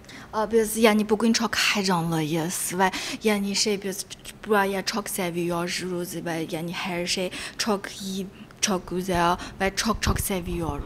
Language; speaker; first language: Turkish; non-native, learner; Chinese